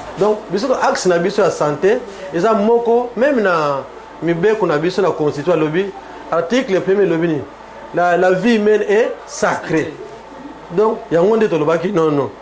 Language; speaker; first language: Lingala; native; Lingala